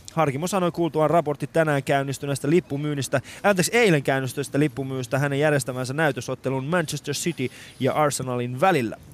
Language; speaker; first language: Finnish; non-native, fluent; Persian